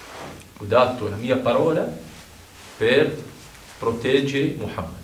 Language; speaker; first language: Italian; non-native, fluent; Arabic